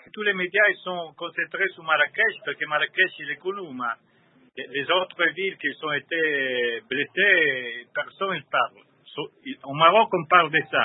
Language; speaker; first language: French; non-native, learner; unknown